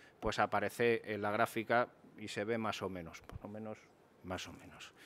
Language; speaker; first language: Spanish; native; Spanish